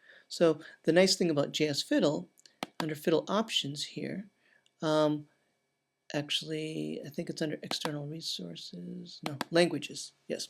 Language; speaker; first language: English; native; English